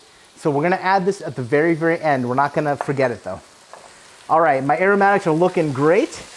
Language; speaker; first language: English; native; English